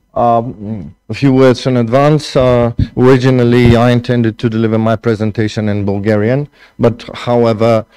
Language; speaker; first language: English; non-native, fluent; Bulgarian